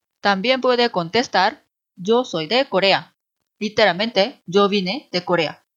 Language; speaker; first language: Spanish; non-native, fluent; Korean